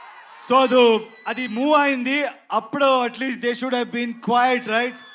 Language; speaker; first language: Telugu; non-native, learner; Kannada